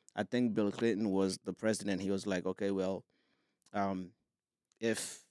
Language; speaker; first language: English; non-native, fluent; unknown